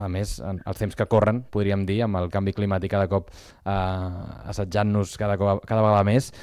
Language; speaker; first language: Catalan; native; Catalan